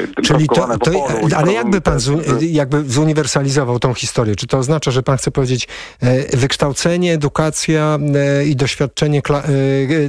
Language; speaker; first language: Polish; native; Polish